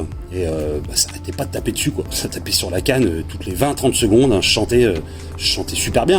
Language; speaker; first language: French; native; French